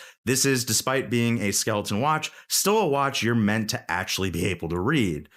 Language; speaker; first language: English; native; English